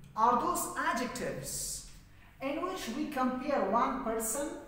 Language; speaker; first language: English; non-native, fluent; Persian